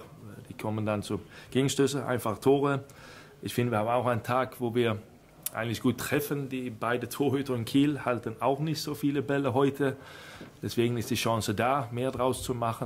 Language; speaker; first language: German; non-native, fluent; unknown